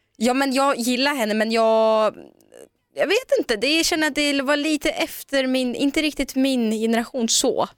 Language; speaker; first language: Swedish; early bilingual, other home language; Russian